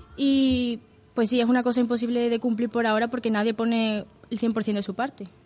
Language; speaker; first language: Spanish; early bilingual, other home language; Portuguese